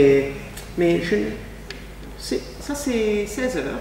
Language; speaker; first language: French; non-native, fluent; English